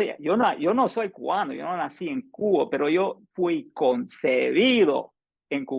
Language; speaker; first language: Spanish; non-native, fluent; English